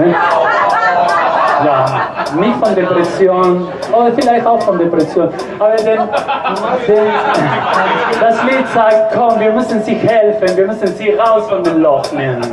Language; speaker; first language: German; non-native, learner; Spanish